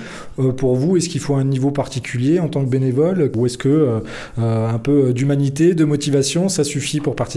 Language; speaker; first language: French; native; French